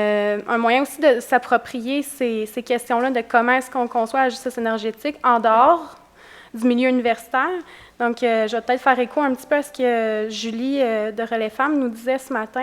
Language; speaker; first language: French; native; French